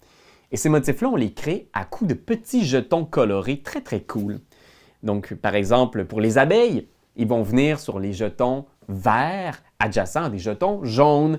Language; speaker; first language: French; native; French